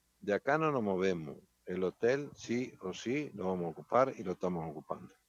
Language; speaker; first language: Spanish; native; Spanish